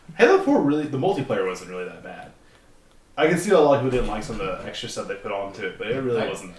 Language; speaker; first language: English; native; English